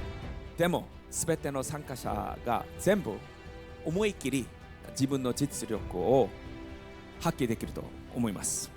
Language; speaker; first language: Japanese; non-native, fluent; Korean